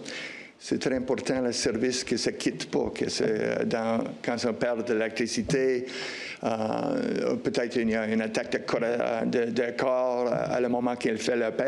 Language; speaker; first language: French; non-native, local second language; English